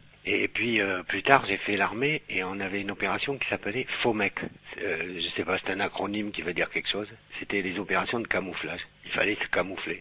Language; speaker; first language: French; native; French